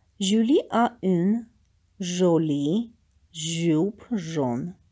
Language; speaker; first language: French; non-native, fluent; Armenian